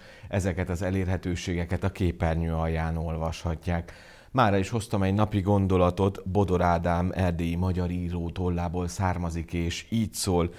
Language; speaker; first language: Hungarian; native; Hungarian